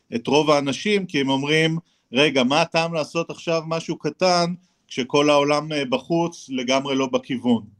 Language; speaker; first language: Hebrew; native; Hebrew